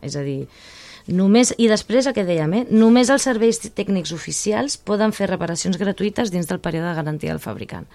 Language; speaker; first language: Catalan; native; Catalan